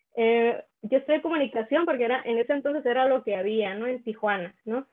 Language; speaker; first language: Spanish; native; Spanish